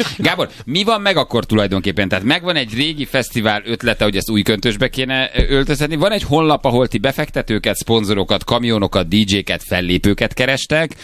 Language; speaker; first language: Hungarian; native; Hungarian